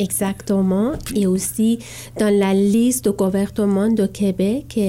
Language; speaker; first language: French; non-native, learner; Persian